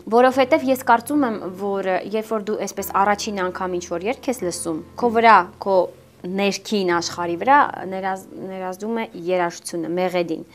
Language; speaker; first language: Armenian; early bilingual, heritage; Armenian